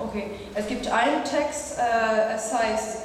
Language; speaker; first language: German; non-native, fluent; French